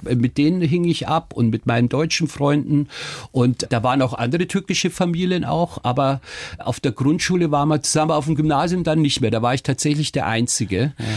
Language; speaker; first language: German; early bilingual, other home language; Turkish